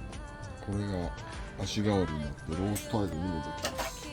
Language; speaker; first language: Japanese; native; Japanese